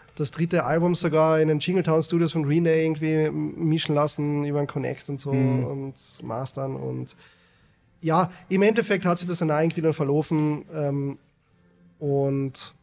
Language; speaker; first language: German; native; German